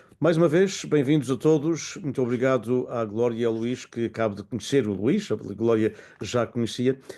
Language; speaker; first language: Portuguese; native; Portuguese